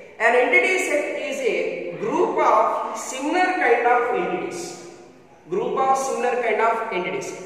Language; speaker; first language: English; non-native, local second language; Telugu